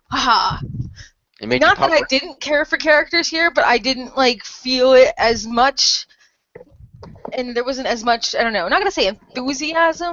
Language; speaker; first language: English; native; English